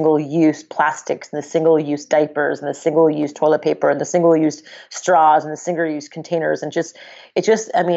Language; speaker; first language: English; native; English